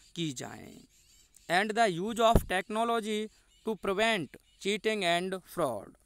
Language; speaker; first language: Hindi; native; Hindi